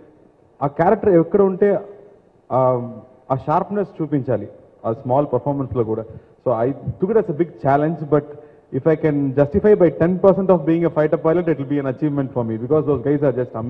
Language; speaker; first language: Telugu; non-native, learner; Tamil